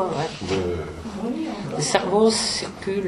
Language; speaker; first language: French; non-native, fluent; Czech